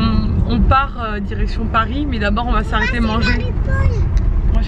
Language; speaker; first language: French; native; French